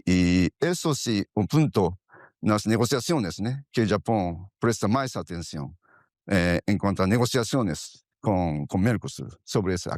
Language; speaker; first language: Portuguese; non-native, fluent; Japanese